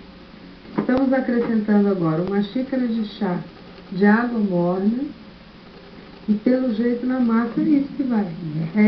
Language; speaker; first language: Portuguese; native; Portuguese